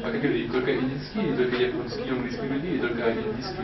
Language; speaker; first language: Russian; non-native, learner; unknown